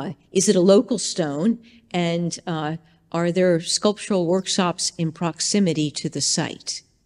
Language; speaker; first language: English; native; English